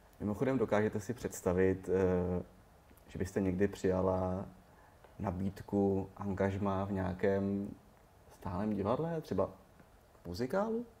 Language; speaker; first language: Czech; native; Czech